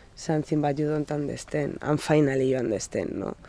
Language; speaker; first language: English; non-native, learner; Spanish